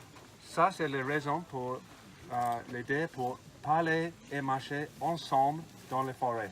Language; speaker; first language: French; non-native, learner; English